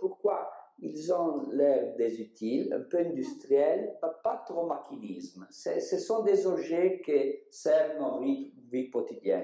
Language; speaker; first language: French; non-native, learner; Italian